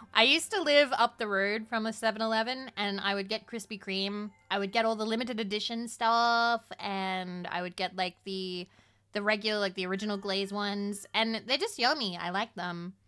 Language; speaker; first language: English; native; English